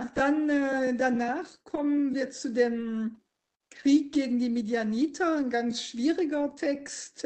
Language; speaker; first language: German; native; German